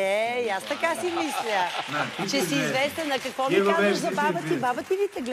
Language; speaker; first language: Bulgarian; native; Bulgarian